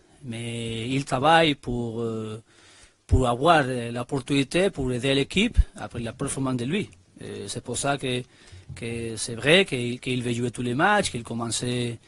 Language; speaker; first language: French; non-native, learner; Spanish